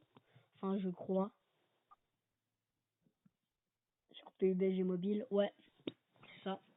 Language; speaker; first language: French; native; French